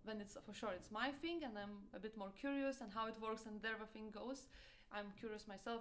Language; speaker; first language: English; non-native, fluent; Lithuanian